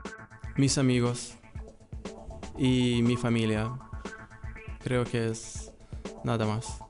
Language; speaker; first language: Spanish; non-native, learner; Lithuanian